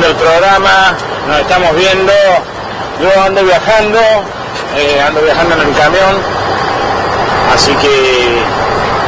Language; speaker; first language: Spanish; native; Spanish